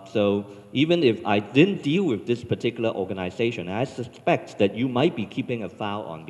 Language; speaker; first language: English; non-native, local second language; Cantonese